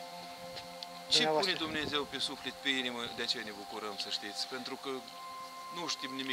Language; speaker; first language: Romanian; early bilingual, heritage; Romanian